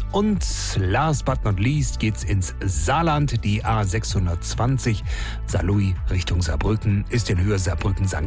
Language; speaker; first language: German; native; German